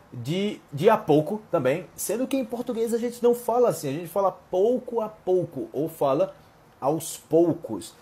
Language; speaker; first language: Portuguese; native; Portuguese